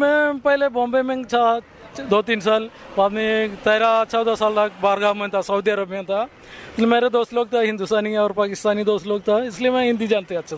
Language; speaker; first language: Hindi; non-native, local second language; Malayalam